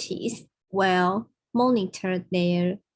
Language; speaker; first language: English; non-native, learner; Chinese